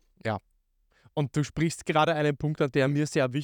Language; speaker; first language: German; native; German